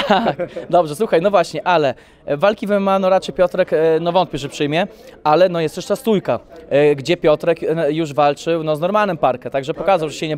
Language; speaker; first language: Polish; native; Polish